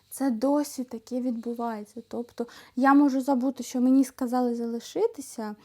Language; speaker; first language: Ukrainian; non-native, local second language; Russian